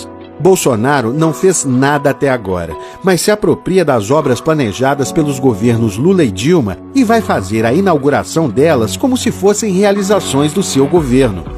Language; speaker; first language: Portuguese; native; Portuguese